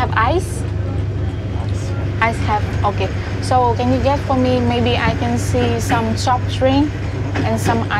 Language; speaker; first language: English; non-native, learner; Vietnamese